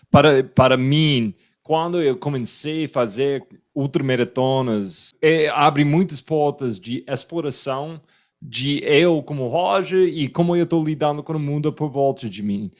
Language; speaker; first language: Portuguese; non-native, fluent; English